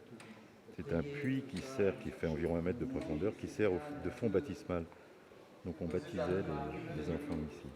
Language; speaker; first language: French; native; French